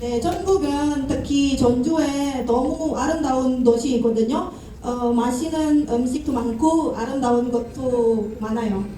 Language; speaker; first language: Korean; non-native, learner; Indonesian